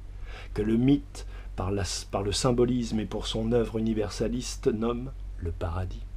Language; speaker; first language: French; native; French